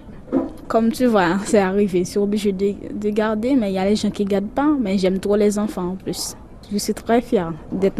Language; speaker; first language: French; non-native, local second language; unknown